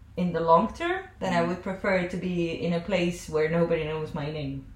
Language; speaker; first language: English; non-native, fluent; Estonian